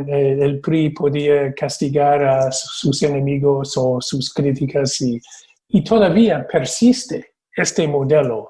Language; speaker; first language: Spanish; non-native, fluent; English